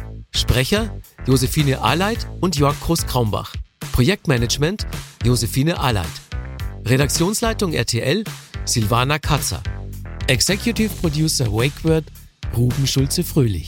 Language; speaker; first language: German; native; German